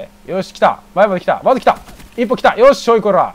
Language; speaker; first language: Japanese; native; Japanese